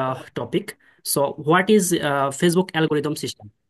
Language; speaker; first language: English; non-native, learner; Bangla